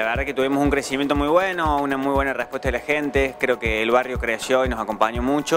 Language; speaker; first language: Spanish; native; Spanish